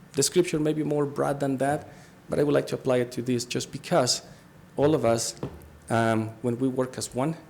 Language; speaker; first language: English; non-native, fluent; Spanish